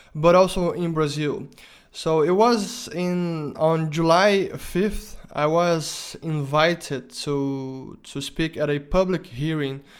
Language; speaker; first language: English; non-native, fluent; Portuguese